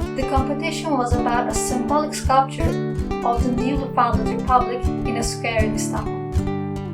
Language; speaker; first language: English; non-native, fluent; Turkish